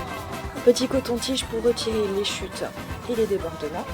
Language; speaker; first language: French; native; French